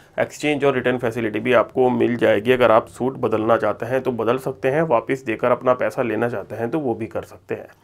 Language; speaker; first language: Hindi; native; Hindi